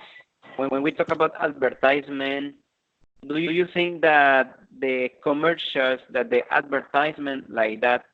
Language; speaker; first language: English; non-native, fluent; Spanish